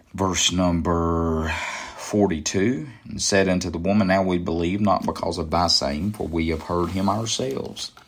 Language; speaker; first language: English; native; English